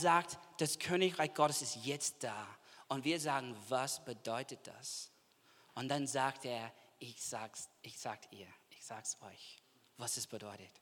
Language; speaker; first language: German; non-native, fluent; English